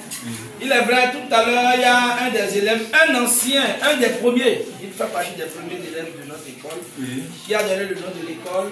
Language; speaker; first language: French; non-native, local second language; Fon